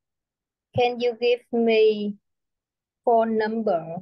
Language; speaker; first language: English; non-native, learner; Vietnamese